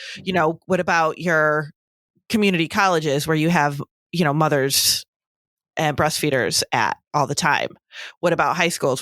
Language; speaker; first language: English; native; English